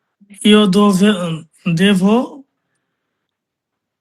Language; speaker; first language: Italian; non-native, learner; Bangla